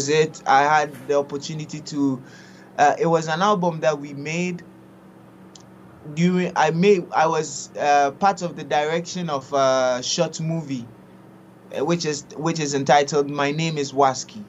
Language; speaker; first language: English; non-native, local second language; Akan